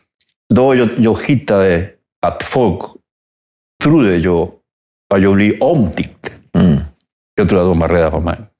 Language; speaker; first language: Swedish; non-native, fluent; Spanish